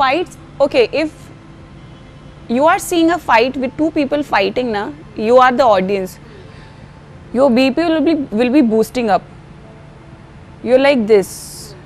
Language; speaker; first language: English; non-native, local second language; Hindi